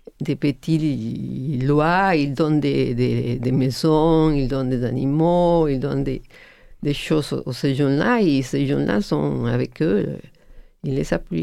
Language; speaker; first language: French; non-native, learner; Spanish